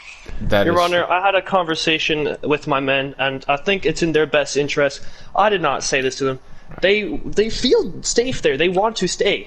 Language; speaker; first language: English; native; English